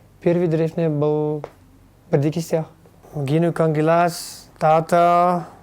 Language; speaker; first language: Russian; non-native, learner; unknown